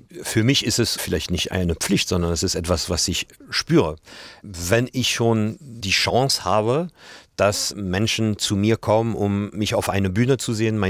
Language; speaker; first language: German; non-native, fluent; French